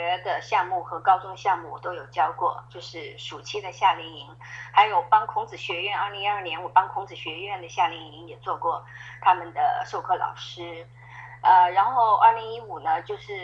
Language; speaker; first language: Chinese; native; Chinese